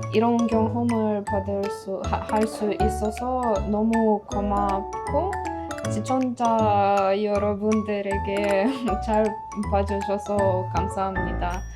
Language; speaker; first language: Korean; non-native, learner; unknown